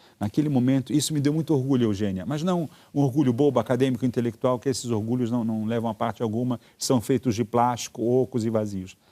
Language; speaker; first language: Portuguese; early bilingual, other home language; Italian